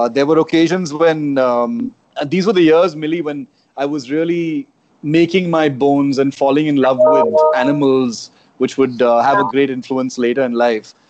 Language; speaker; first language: English; non-native, local second language; Konkani